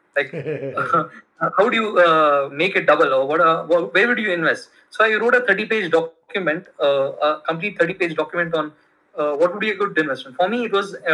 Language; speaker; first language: English; non-native, local second language; Kannada